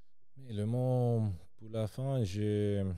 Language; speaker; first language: French; non-native, local second language; Serbian